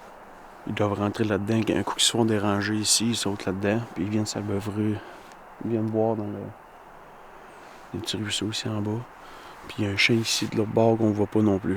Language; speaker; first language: French; native; French